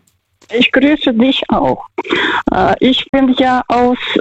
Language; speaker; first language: German; non-native, fluent; Russian